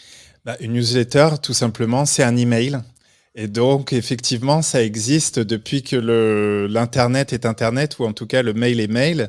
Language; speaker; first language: French; native; French